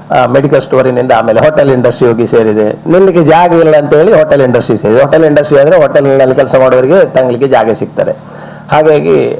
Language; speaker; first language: Kannada; non-native, local second language; Malayalam